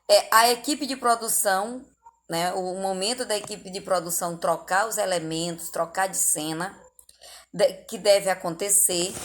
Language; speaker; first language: Portuguese; native; Portuguese